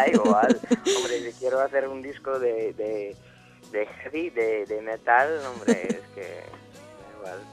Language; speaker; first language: Spanish; non-native, fluent; English